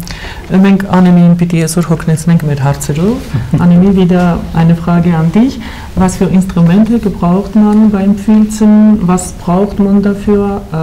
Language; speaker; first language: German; non-native, fluent; Armenian